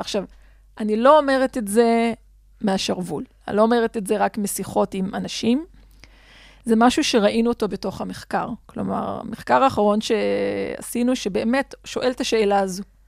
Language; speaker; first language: Hebrew; non-native, local second language; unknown